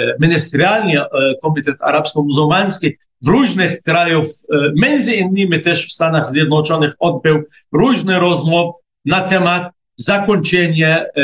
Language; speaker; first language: Polish; non-native, fluent; Arabic